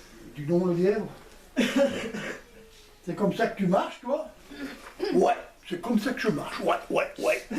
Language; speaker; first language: French; native; French